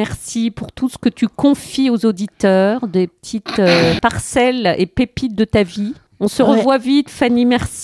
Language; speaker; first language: French; native; French